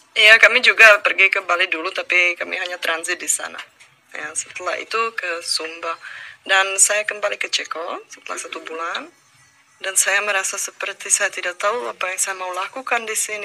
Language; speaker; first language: Indonesian; non-native, fluent; Czech